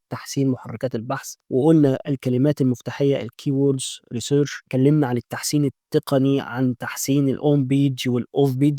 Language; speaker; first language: Arabic; native; Arabic